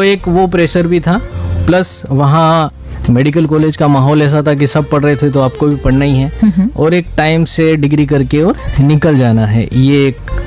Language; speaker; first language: Hindi; native; Hindi